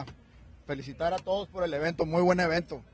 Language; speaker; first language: Spanish; native; Spanish